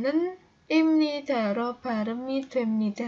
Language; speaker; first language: Korean; non-native, learner; Indonesian